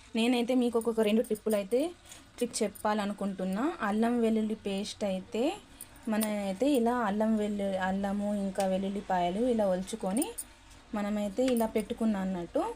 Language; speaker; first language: Telugu; non-native, local second language; Hindi